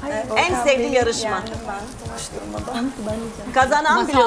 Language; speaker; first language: Turkish; non-native, fluent; Serbian